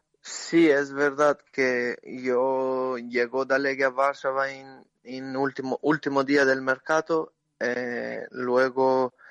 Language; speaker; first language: Spanish; non-native, learner; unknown